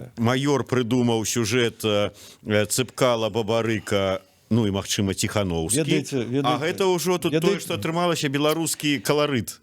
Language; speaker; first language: Belarusian; native; Belarusian